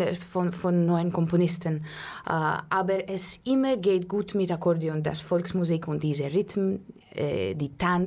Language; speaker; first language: German; non-native, learner; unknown